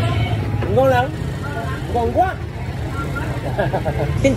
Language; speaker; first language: Vietnamese; non-native, learner; Japanese